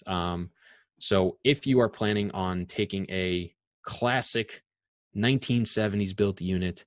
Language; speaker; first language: English; native; English